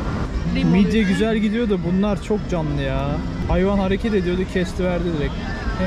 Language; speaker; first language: Turkish; native; Turkish